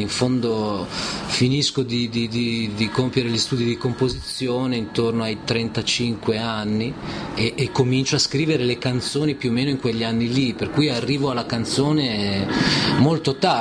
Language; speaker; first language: Italian; native; Italian